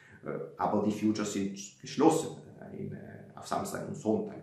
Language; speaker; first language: German; non-native, fluent; Italian